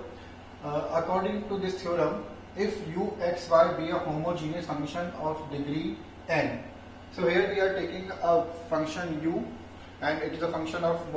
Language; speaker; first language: English; non-native, local second language; Hindi